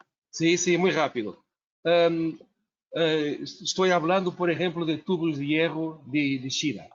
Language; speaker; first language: Spanish; non-native, learner; Portuguese